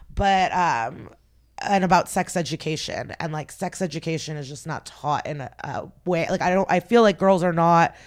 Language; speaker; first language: English; early bilingual, other home language; Russian